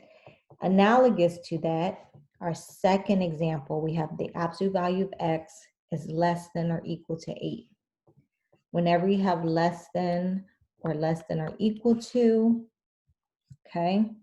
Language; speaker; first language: English; native; English